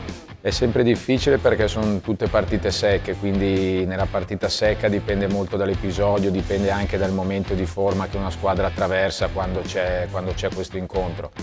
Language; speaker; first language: Italian; native; Italian